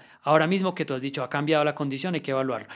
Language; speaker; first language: Spanish; native; Spanish